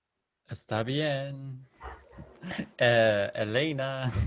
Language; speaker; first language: Spanish; non-native, learner; English